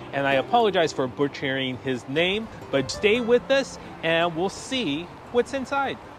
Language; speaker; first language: English; native; English